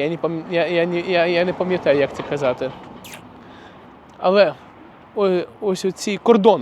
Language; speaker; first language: Ukrainian; non-native, local second language; Russian